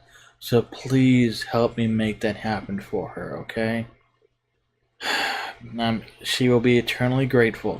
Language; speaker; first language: English; native; English